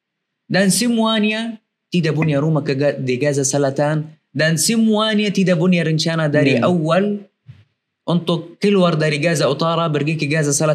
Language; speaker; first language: Indonesian; non-native, learner; Arabic